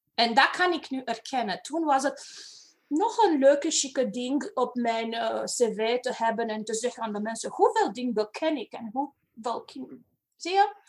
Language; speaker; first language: Dutch; non-native, fluent; Romanian